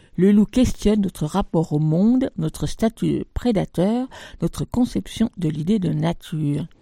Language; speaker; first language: French; native; French